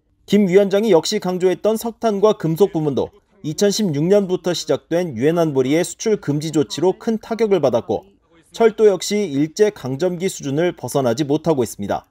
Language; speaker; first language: Korean; native; Korean